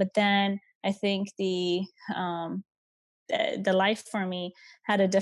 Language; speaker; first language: English; non-native, fluent; Persian